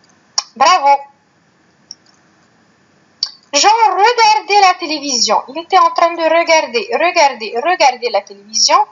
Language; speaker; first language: French; non-native, fluent; Arabic